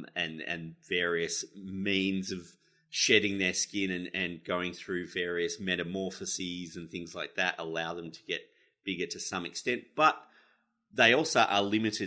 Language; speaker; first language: English; native; English